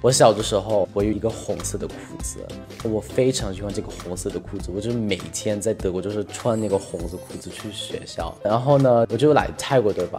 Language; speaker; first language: Chinese; non-native, fluent; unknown